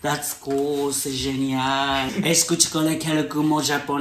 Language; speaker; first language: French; non-native, learner; Japanese